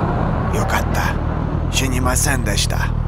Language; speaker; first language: Japanese; non-native, learner; Russian